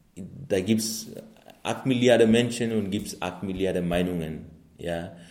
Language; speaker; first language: German; non-native, fluent; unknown